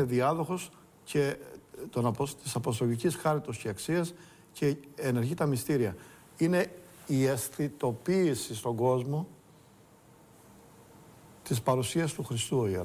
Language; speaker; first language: Greek; native; Greek